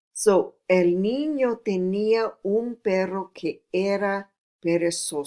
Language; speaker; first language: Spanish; non-native, fluent; English